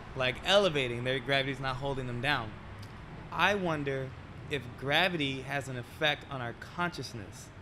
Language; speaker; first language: English; native; English